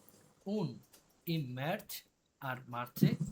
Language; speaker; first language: German; non-native, learner; Bangla